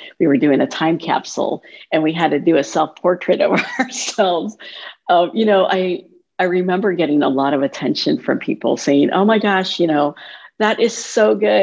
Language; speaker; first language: English; native; English